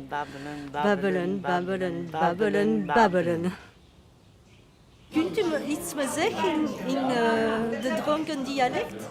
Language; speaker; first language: Dutch; non-native, local second language; French